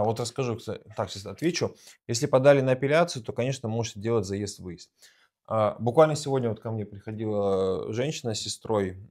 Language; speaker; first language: Russian; native; Russian